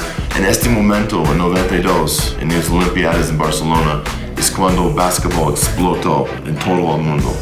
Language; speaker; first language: Spanish; non-native, fluent; English